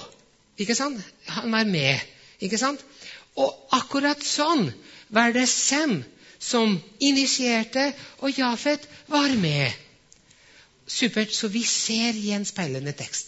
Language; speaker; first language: Norwegian; non-native, fluent; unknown